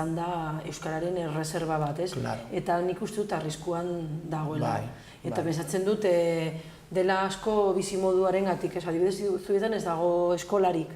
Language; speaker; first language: Basque; non-native, local second language; Spanish